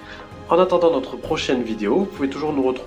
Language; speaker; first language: French; native; French